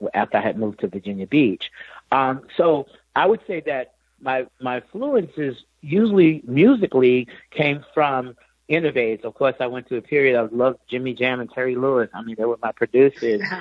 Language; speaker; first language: English; native; English